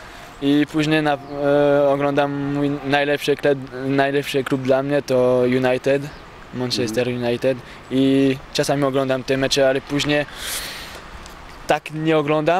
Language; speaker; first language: Polish; early bilingual, heritage; French